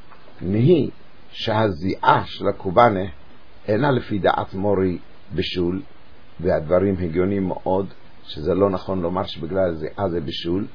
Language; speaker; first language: Hebrew; native; Hebrew